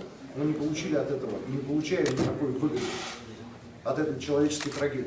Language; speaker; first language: Russian; native; Russian